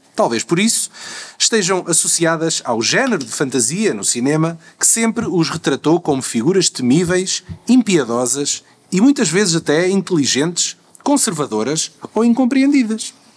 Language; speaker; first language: Portuguese; native; Portuguese